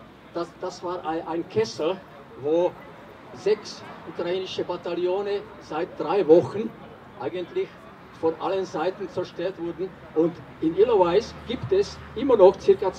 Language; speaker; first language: German; non-native, fluent; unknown